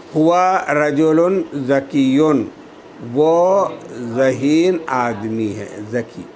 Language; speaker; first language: Urdu; native; Urdu